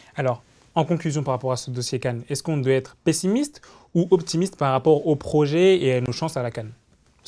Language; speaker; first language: French; native; French